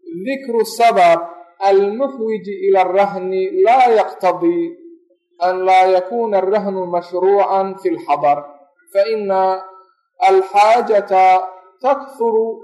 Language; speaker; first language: Arabic; non-native, local second language; Somali